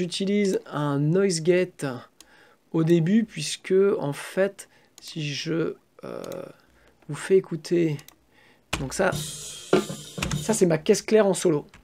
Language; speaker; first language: French; native; French